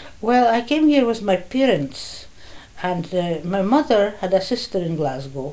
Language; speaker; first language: English; non-native, fluent; Polish